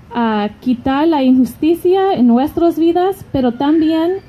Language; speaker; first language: Spanish; non-native, learner; English